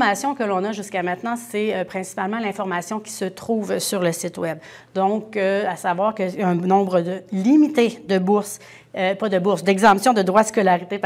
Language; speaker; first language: French; native; French